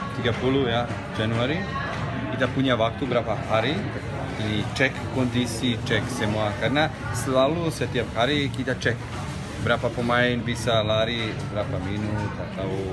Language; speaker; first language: Indonesian; non-native, learner; Serbian